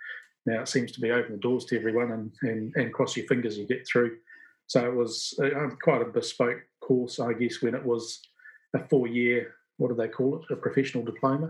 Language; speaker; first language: English; native; English